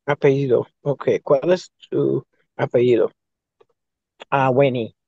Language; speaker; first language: Spanish; non-native, learner; English